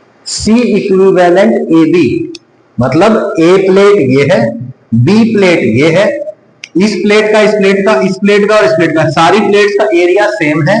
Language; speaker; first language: Hindi; native; Hindi